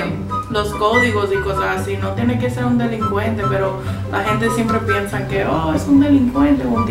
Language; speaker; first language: Spanish; non-native, fluent; English